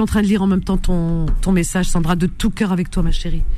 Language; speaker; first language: French; native; French